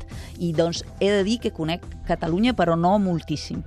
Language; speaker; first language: Catalan; non-native, fluent; Italian